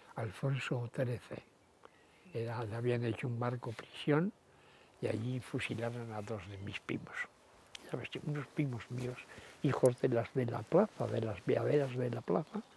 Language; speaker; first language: Spanish; native; Spanish